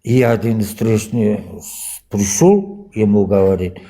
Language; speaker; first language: Russian; non-native, local second language; Kazakh